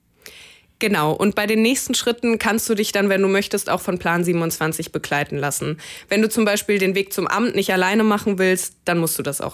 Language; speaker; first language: German; native; German